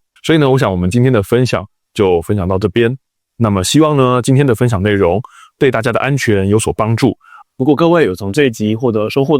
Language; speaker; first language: Chinese; native; Chinese